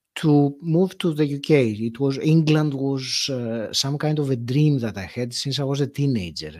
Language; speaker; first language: English; non-native, fluent; Greek